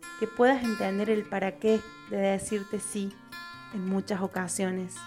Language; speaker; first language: Spanish; native; Spanish